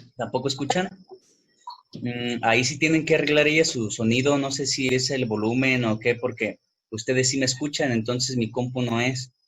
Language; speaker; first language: Spanish; native; Spanish